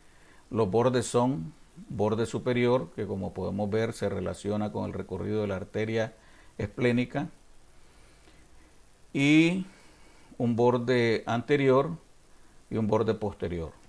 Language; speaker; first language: Spanish; native; Spanish